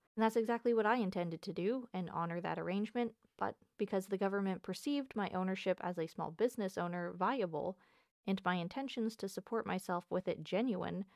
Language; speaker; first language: English; native; English